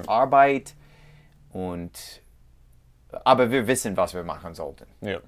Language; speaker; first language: German; non-native, learner; English